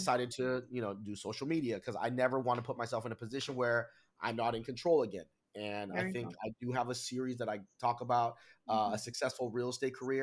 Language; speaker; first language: English; early bilingual, other home language; Vietnamese